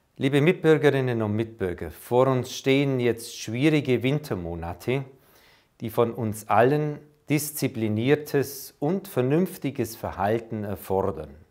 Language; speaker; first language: German; native; German